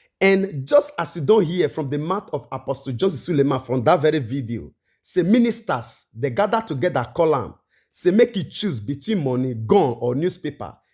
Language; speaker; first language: Nigerian Pidgin; native; Nigerian Pidgin